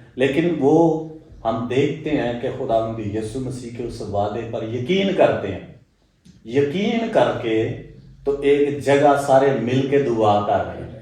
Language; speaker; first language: Urdu; non-native, local second language; Punjabi